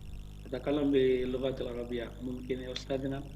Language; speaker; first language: Arabic; non-native, fluent; Indonesian